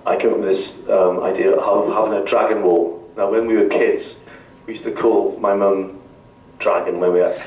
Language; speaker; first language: English; native; English